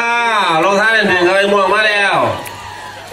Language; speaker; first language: Thai; non-native, local second language; Northeastern Thai